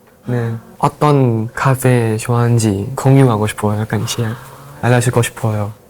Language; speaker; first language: Korean; non-native, learner; Thai